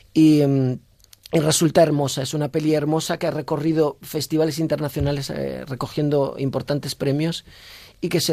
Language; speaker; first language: Spanish; native; Spanish